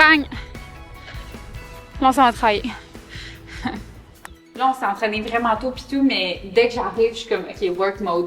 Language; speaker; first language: French; native; French